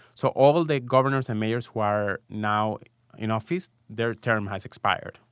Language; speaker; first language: English; non-native, fluent; Spanish